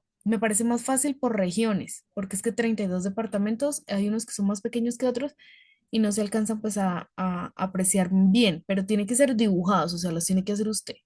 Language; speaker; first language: Spanish; native; Spanish